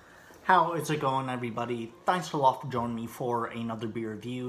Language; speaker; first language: English; native; English